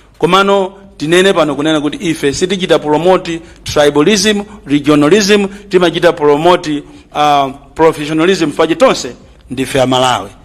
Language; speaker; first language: Nyanja; native; Nyanja